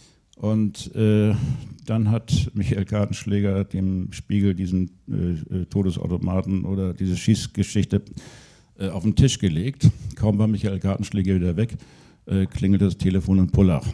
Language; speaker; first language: German; native; German